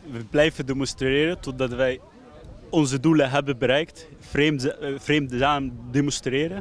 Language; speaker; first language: Dutch; non-native, learner; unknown